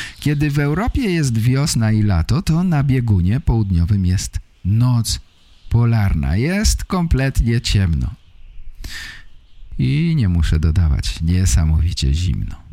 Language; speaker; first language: Polish; native; Polish